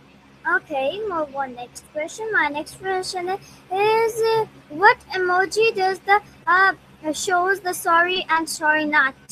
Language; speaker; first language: English; non-native, learner; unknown